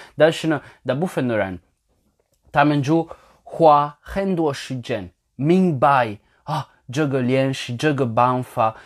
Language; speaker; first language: Chinese; non-native, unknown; French